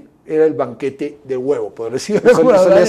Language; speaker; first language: Spanish; native; Spanish